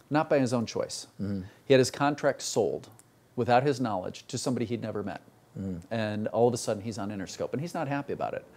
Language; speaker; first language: English; native; English